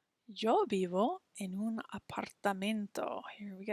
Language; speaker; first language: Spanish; non-native, fluent; English